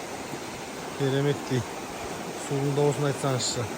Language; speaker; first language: Kazakh; native; Kazakh